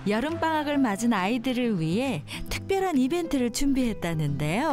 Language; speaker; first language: Korean; native; Korean